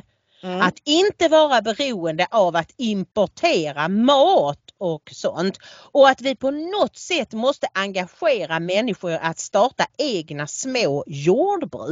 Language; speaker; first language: Swedish; native; Swedish